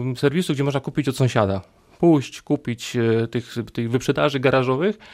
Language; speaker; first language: Polish; native; Polish